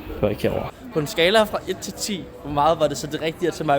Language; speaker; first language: Danish; native; Danish